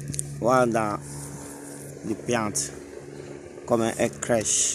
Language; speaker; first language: Italian; non-native, learner; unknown